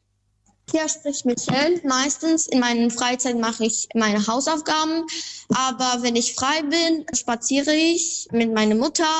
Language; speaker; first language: German; non-native, learner; Albanian